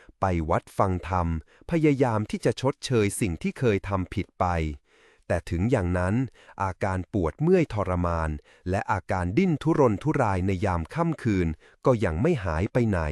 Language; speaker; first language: Thai; native; Thai